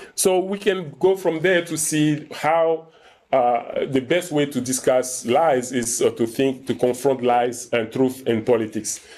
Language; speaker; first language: English; non-native, fluent; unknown